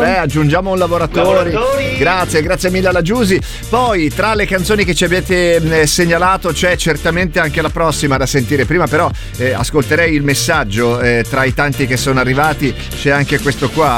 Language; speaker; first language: Italian; native; Italian